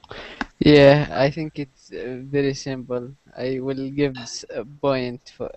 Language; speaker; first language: English; non-native, learner; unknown